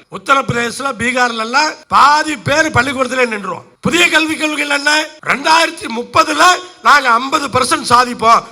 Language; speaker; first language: Tamil; native; Tamil